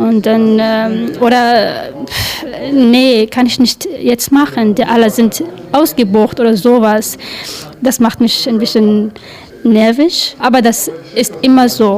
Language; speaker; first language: German; non-native, learner; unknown